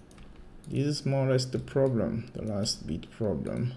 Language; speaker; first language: English; non-native, fluent; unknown